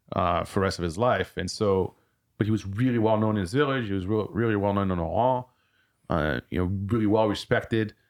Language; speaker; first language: English; early bilingual, other home language; French